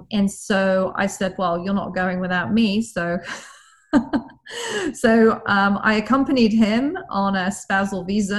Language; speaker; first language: English; native; English